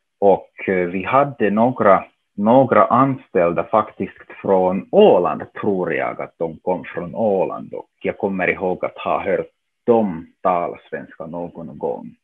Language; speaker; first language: Swedish; non-native, local second language; Finnish